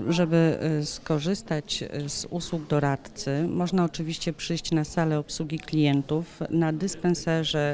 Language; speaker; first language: Polish; native; Polish